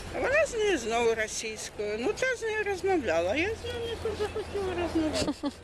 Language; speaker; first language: Ukrainian; non-native, local second language; Russian